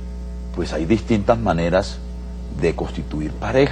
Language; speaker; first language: Spanish; native; Spanish